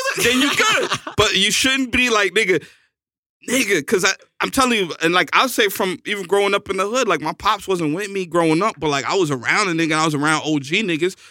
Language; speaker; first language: English; native; English